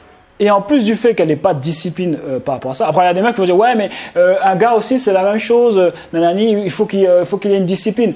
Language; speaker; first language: French; native; French